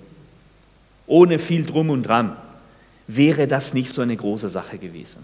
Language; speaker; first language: German; non-native, fluent; Spanish